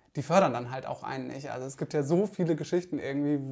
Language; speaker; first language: German; native; German